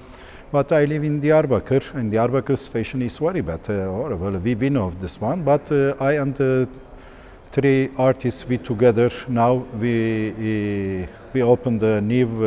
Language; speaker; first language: English; non-native, learner; Turkish